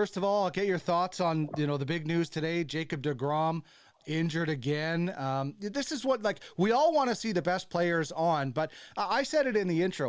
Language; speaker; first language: English; native; English